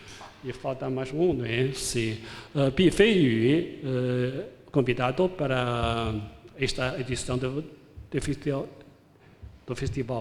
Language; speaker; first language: Portuguese; non-native, fluent; Chinese